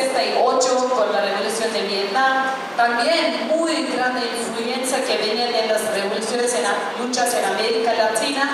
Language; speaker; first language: Spanish; non-native, fluent; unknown